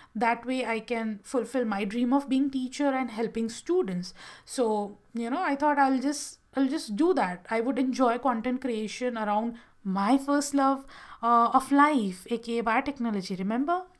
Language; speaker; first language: English; non-native, local second language; Gujarati